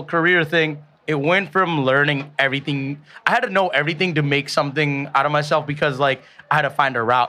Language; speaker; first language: English; early bilingual, other home language; Bangla